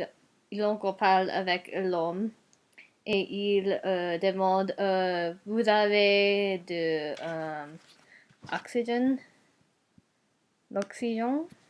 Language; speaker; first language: French; non-native, learner; Japanese